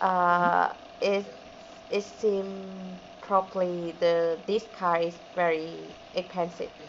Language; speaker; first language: English; non-native, learner; Vietnamese